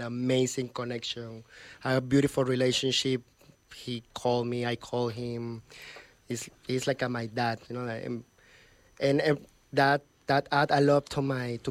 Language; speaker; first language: English; non-native, fluent; Spanish